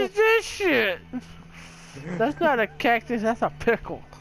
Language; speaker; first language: English; native; English